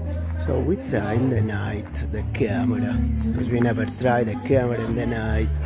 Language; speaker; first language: English; non-native, learner; Italian